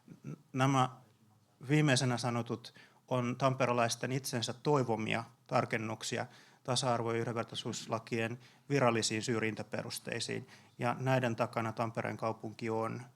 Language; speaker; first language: Finnish; native; Finnish